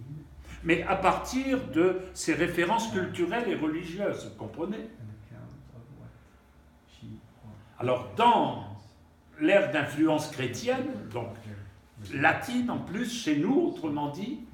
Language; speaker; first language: French; native; French